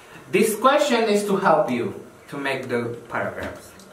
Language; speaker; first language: English; non-native, fluent; Indonesian